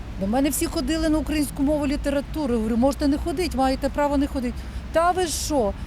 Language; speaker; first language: Ukrainian; native; Ukrainian